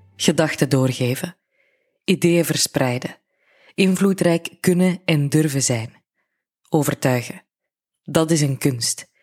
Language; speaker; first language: Dutch; native; Dutch